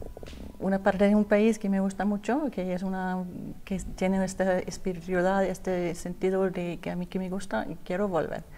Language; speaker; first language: Spanish; non-native, learner; Danish